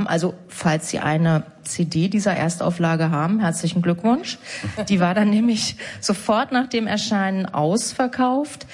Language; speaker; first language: German; native; German